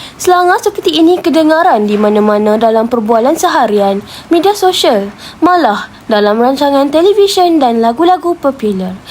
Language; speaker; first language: Malay; native; Malay